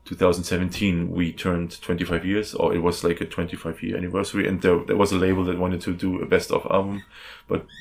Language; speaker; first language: English; non-native, fluent; German